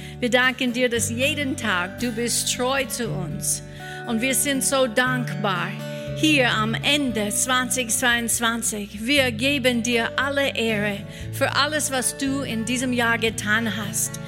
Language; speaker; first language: German; non-native, fluent; English